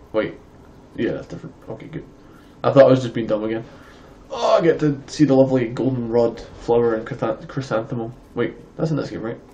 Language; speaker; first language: English; native; English